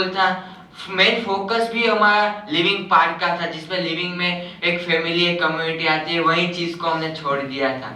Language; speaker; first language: Hindi; native; Hindi